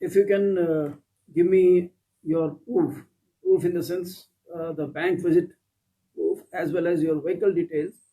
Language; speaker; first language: English; non-native, local second language; Kannada